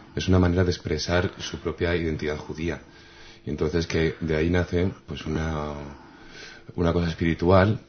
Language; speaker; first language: Spanish; native; Spanish